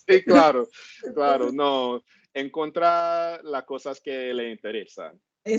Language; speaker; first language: Spanish; non-native, learner; English